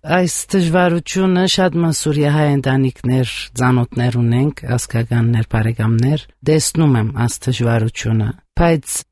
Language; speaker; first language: Armenian; early bilingual, heritage; Armenian